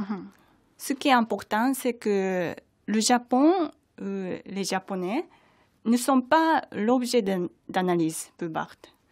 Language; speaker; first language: French; non-native, fluent; Japanese